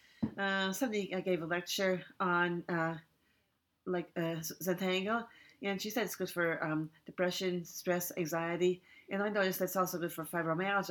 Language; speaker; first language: English; native; English